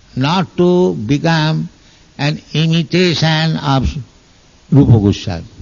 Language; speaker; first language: English; non-native, local second language; Bangla